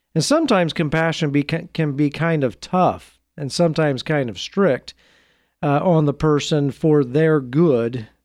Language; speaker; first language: English; native; English